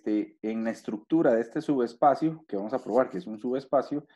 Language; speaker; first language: Spanish; native; Spanish